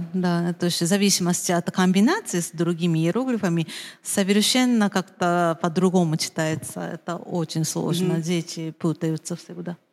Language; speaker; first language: Russian; non-native, fluent; Japanese